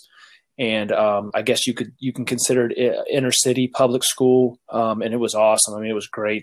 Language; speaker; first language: English; native; English